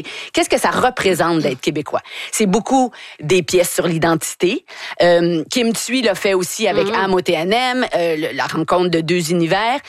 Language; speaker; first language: French; native; French